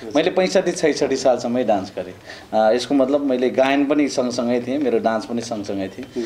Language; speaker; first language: Nepali; non-native, local second language; Eastern Tamang